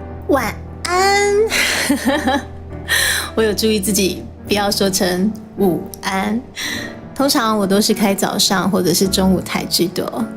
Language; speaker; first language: Chinese; native; Chinese